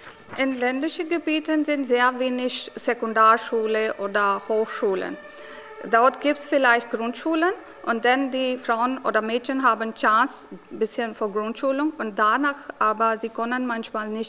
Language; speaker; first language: German; non-native, learner; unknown